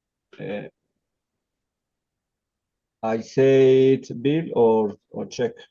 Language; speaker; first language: English; non-native, learner; Spanish